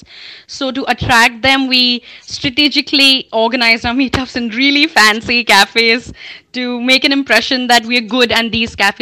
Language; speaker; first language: English; non-native, local second language; Hindi